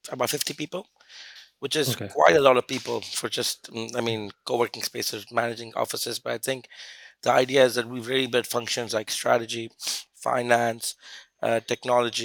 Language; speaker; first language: English; non-native, local second language; Urdu